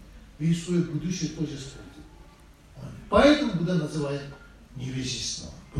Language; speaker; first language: Russian; non-native, fluent; Tibetan